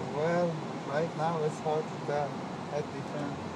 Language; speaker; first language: English; non-native, learner; Persian